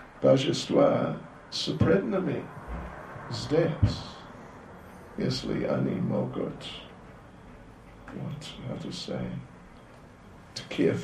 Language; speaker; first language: Russian; non-native, learner; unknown